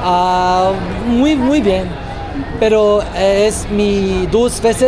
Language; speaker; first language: Spanish; non-native, learner; Korean